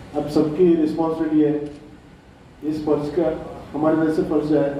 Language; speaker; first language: Hindi; non-native, local second language; Marathi